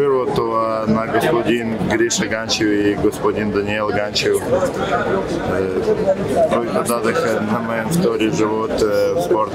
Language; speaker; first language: Bulgarian; non-native, learner; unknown